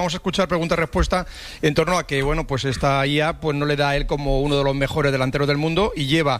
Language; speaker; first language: Spanish; native; Spanish